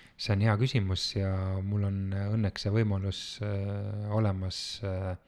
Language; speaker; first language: Estonian; native; Estonian